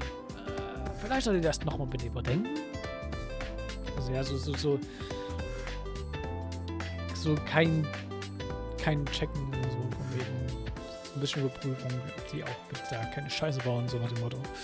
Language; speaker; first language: German; native; German